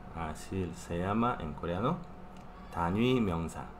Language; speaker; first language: Spanish; non-native, fluent; Korean